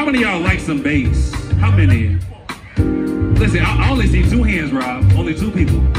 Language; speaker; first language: English; native; English